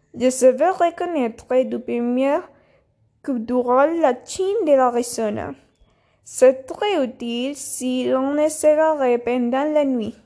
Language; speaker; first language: French; non-native, learner; Spanish